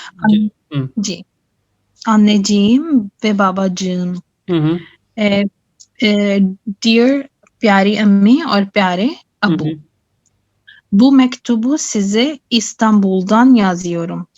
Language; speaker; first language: Turkish; non-native, learner; Urdu